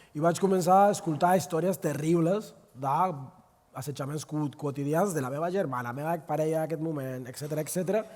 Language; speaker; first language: Catalan; non-native, local second language; Spanish